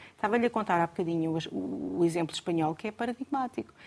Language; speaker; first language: Portuguese; native; Portuguese